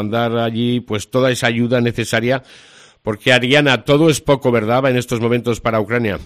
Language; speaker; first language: Spanish; native; Spanish